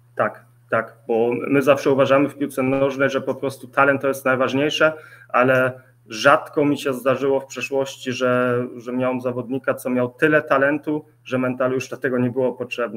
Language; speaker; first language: Polish; early bilingual, heritage; Polish